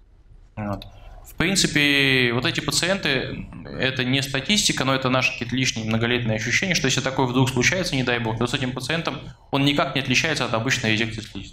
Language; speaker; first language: Russian; native; Russian